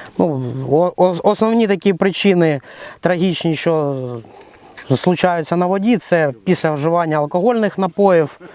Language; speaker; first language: Ukrainian; native; Ukrainian